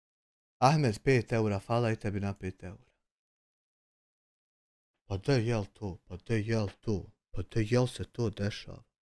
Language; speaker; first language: Bosnian; native; Bosnian